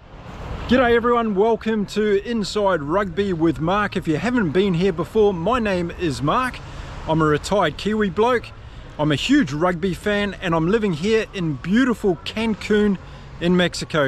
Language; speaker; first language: English; native; English